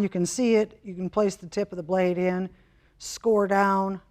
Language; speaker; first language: English; native; English